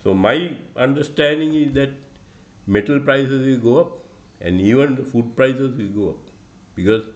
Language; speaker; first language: English; non-native, local second language; Sinhala